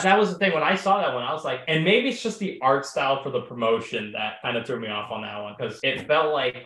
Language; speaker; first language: English; native; English